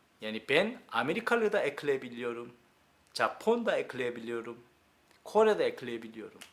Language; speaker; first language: Turkish; non-native, learner; Korean